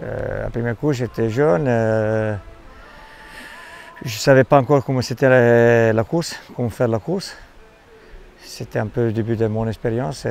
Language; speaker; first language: French; non-native, fluent; Italian